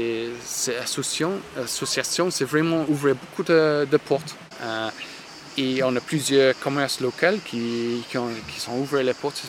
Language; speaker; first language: French; non-native, fluent; English